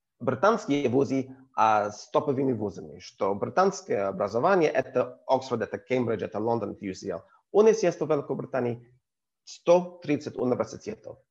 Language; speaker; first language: Russian; non-native, learner; English